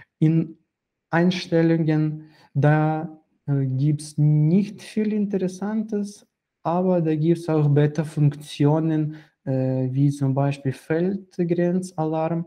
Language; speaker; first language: German; non-native, fluent; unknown